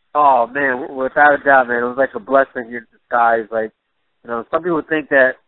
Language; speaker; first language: English; native; English